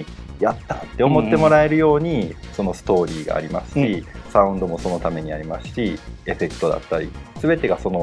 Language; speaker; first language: Japanese; native; Japanese